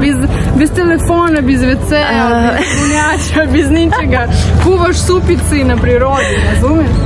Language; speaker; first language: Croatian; non-native, fluent; Russian